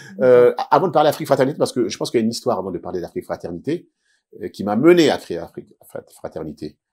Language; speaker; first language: French; native; French